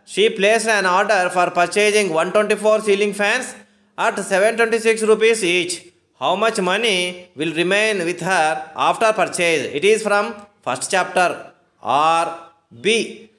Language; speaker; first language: English; non-native, local second language; Telugu